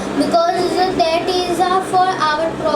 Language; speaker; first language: English; non-native, learner; Hindi